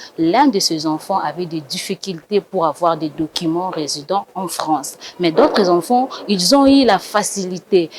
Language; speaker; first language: French; non-native, local second language; Lingala